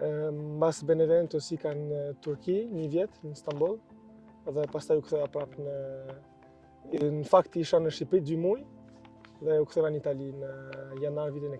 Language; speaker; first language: Albanian; early bilingual, heritage; Albanian